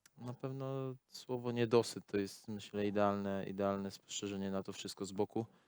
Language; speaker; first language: Polish; native; Polish